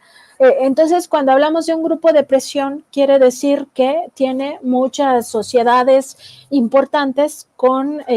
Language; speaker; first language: Spanish; native; Spanish